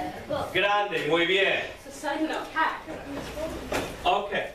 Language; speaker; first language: Spanish; non-native, fluent; English